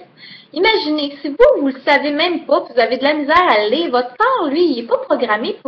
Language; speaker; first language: French; native; French